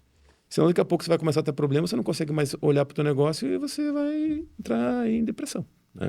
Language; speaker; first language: Portuguese; native; Portuguese